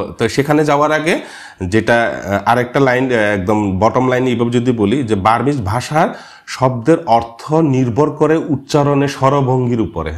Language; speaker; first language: Bangla; non-native, local second language; Marma